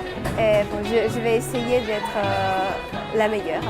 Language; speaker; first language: French; non-native, fluent; Slovak